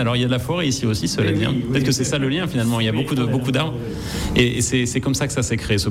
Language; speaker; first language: French; native; French